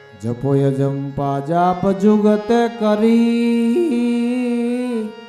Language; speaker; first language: Gujarati; native; Gujarati